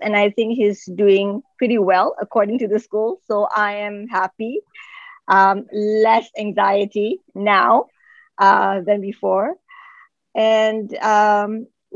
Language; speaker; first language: English; non-native, local second language; Malay